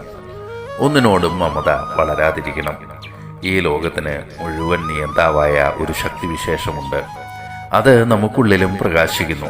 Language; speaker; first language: Malayalam; native; Malayalam